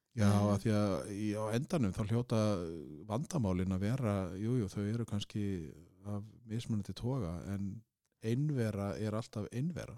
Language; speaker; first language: Icelandic; native; Icelandic